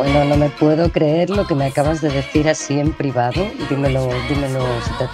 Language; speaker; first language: Spanish; native; Spanish